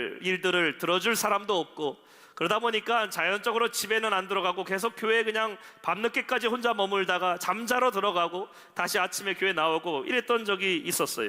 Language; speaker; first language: Korean; native; Korean